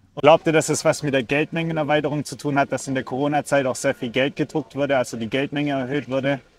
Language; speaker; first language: German; native; German